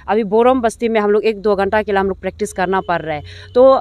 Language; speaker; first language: Hindi; non-native, local second language; Nyishi